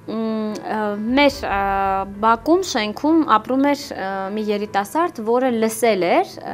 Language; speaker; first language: Armenian; early bilingual, heritage; Armenian